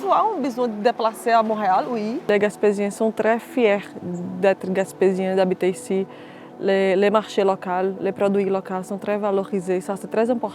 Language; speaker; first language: French; non-native, fluent; Portuguese